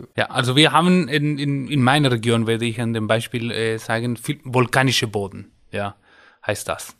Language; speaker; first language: German; non-native, fluent; Spanish